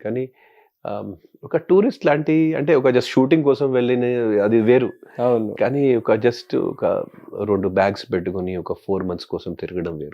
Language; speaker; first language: Telugu; native; Telugu